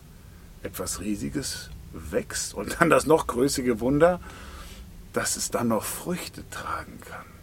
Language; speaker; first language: German; native; German